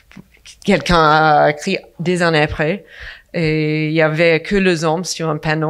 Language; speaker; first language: French; non-native, fluent; English